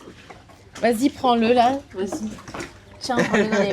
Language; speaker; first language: French; native; French